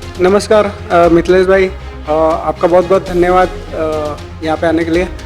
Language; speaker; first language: Hindi; native; Hindi